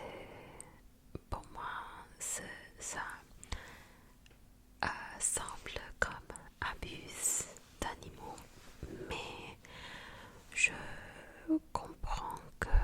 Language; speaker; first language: French; non-native, fluent; Japanese